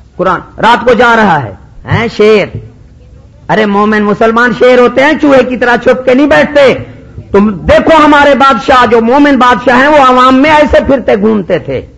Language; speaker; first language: Urdu; non-native, local second language; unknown